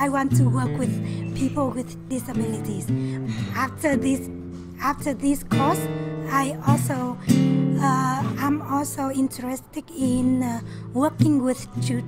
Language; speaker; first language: English; non-native, learner; Vietnamese